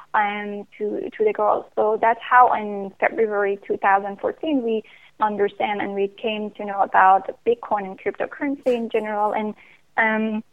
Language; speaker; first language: English; non-native, fluent; Persian